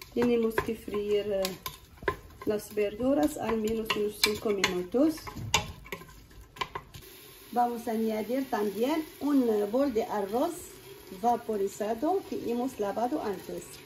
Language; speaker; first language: Spanish; non-native, fluent; Arabic